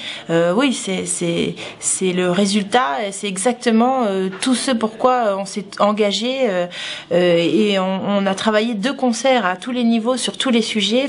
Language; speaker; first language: French; native; French